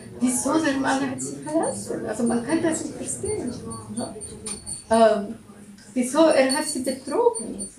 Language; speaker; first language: German; non-native, learner; Russian